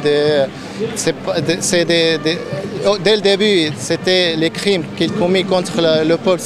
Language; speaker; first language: French; non-native, fluent; Arabic